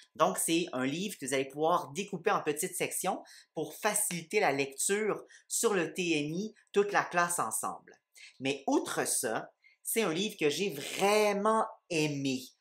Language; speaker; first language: French; native; French